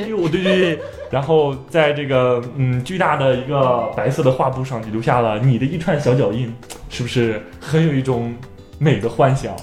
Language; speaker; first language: Chinese; native; Chinese